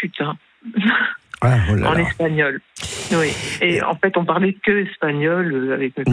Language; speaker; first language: French; early bilingual, other home language; Spanish